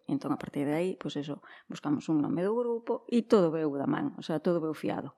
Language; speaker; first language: Galician; native; Galician